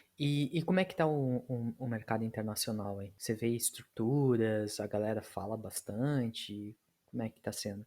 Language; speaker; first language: Portuguese; native; Portuguese